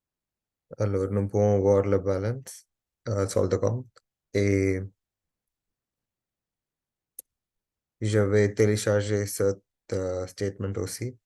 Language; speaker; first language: French; non-native, learner; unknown